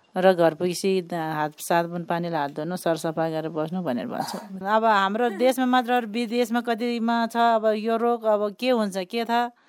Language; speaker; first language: Nepali; non-native, local second language; Eastern Tamang